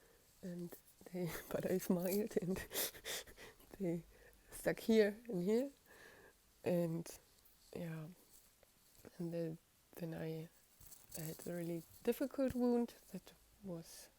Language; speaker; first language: English; non-native, fluent; German